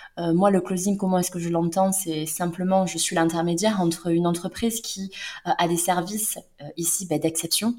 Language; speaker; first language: French; native; French